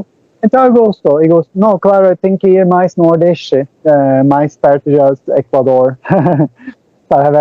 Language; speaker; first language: Portuguese; non-native, learner; Turkish